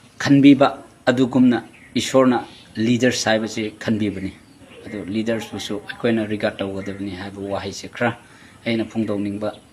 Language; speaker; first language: Manipuri; non-native, local second language; Tangkhul Naga (India)